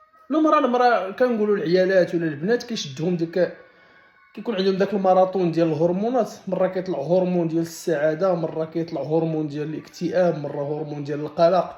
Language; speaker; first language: Arabic; native; Arabic